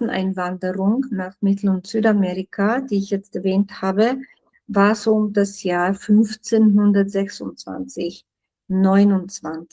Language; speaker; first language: German; non-native, fluent; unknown